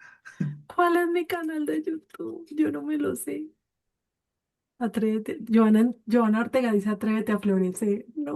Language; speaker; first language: Spanish; native; Spanish